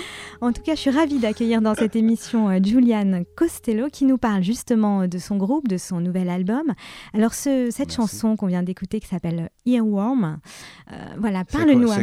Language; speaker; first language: French; native; French